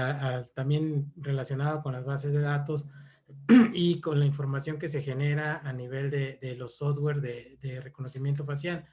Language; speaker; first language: Spanish; native; Spanish